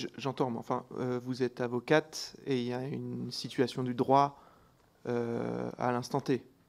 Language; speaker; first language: French; native; French